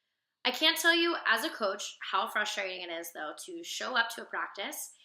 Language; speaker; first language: English; native; English